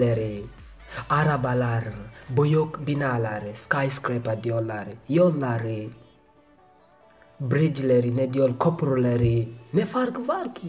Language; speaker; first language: Turkish; non-native, learner; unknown